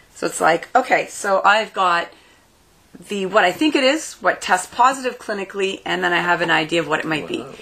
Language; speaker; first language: English; native; English